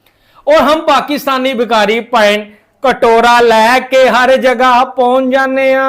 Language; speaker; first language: Hindi; native; Hindi